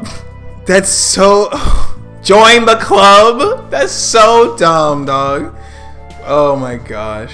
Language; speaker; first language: English; native; English